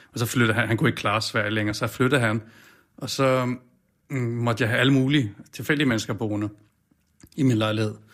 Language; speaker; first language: Danish; native; Danish